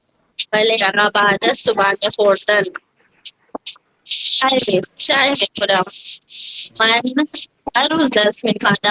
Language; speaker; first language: Persian; non-native, learner; Urdu